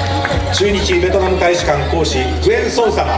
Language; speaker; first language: Japanese; native; Japanese